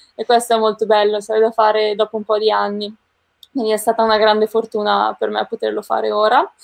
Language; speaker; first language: Italian; native; Italian